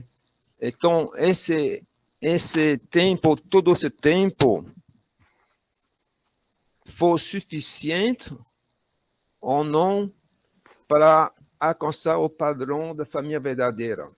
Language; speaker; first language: Portuguese; non-native, fluent; French